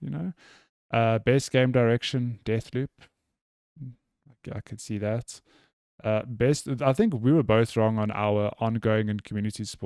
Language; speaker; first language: English; native; English